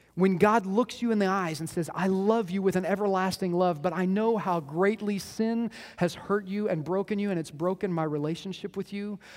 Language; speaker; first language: English; native; English